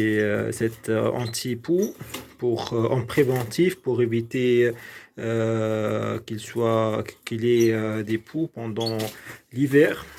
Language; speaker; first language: French; non-native, local second language; Arabic